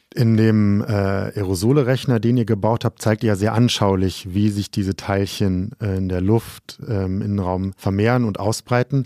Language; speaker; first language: German; native; German